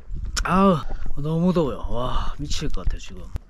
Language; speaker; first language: Korean; native; Korean